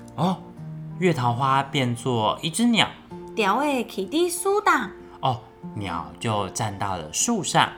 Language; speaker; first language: Chinese; native; Chinese